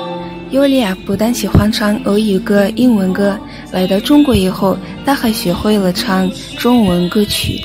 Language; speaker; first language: Chinese; non-native, fluent; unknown